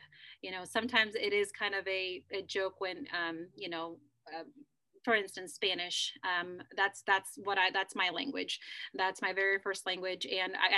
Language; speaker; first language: English; early bilingual, other home language; Spanish